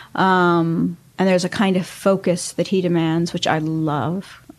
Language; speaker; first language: English; native; English